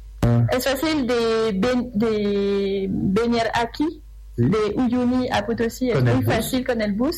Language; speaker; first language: Spanish; non-native, learner; French